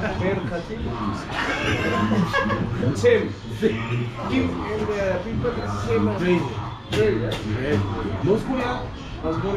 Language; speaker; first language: English; non-native, learner; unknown